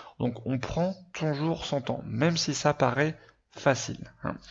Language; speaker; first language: French; native; French